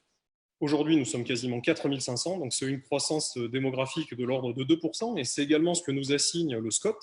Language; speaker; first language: French; native; French